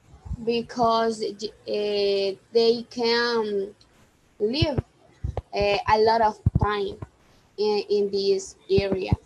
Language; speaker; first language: English; non-native, learner; Spanish